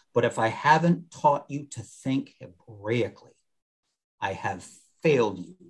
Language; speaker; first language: English; native; English